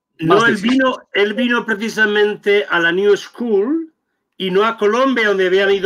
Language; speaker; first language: Spanish; non-native, fluent; Portuguese